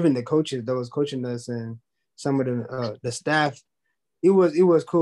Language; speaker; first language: English; non-native, local second language; Zulu